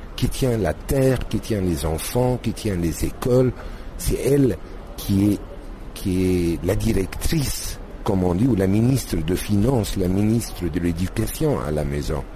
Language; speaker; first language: French; non-native, fluent; Arabic